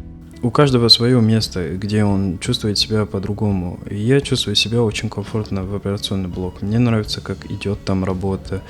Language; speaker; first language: Russian; non-native, fluent; Arabic